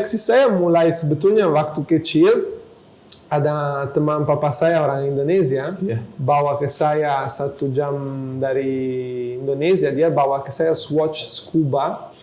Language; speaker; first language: Indonesian; non-native, fluent; Italian